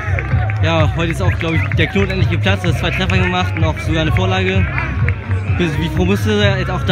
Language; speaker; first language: German; native; German